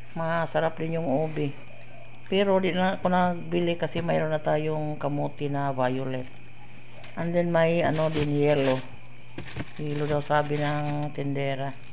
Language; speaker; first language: Filipino; non-native, local second language; Cebuano